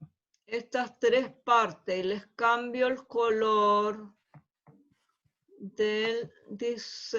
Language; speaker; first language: Spanish; native; Spanish